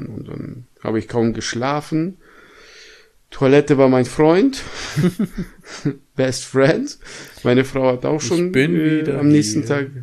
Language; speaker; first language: German; early bilingual, other home language; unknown